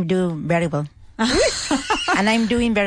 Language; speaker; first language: English; non-native, learner; Spanish